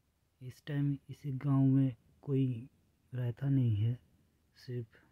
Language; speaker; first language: Hindi; non-native, local second language; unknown